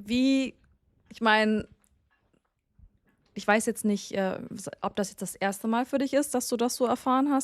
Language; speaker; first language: German; native; German